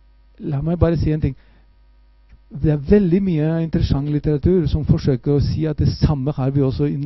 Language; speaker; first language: Norwegian; non-native, fluent; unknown